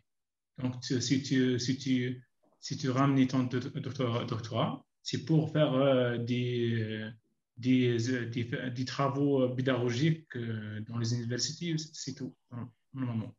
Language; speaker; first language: French; non-native, learner; Arabic